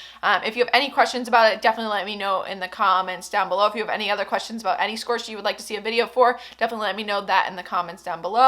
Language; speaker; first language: English; native; English